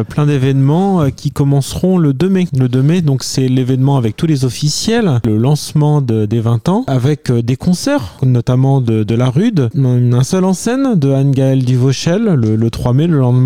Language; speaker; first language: French; native; French